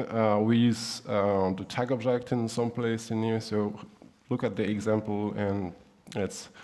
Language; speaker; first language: English; non-native, fluent; German